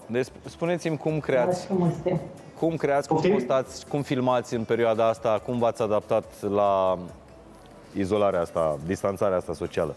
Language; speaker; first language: Romanian; native; Romanian